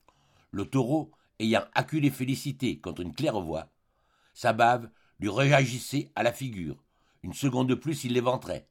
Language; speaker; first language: French; native; French